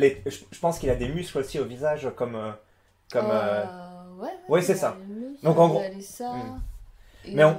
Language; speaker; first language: French; native; French